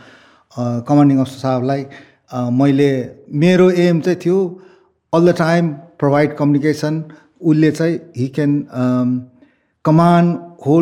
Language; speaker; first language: Nepali; native; Nepali